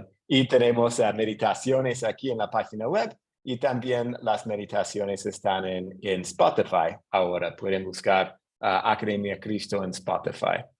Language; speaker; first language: Spanish; non-native, fluent; English